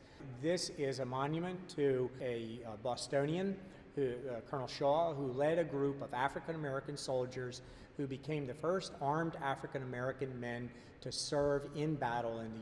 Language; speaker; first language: English; native; English